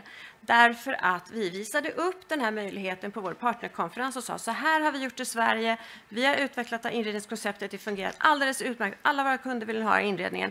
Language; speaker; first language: Swedish; native; Swedish